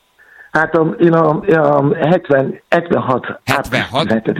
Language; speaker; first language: Hungarian; non-native, fluent; Yoruba